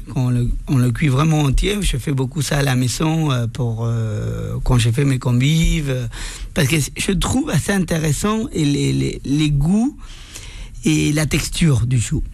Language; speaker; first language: French; non-native, fluent; Spanish